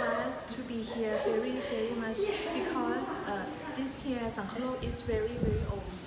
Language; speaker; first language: English; non-native, learner; Thai